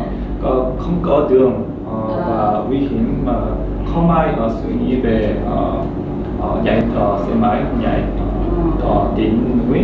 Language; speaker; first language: Vietnamese; non-native, learner; Korean